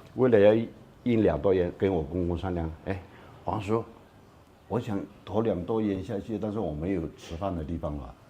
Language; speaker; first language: Chinese; early bilingual, heritage; Chinese